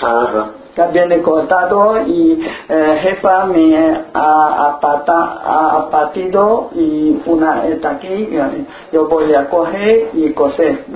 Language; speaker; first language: Spanish; non-native, learner; Chinese